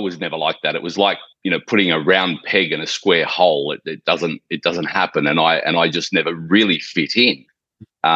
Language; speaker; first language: English; native; English